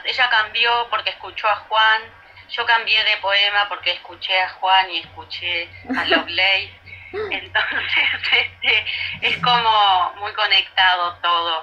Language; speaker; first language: Spanish; native; Spanish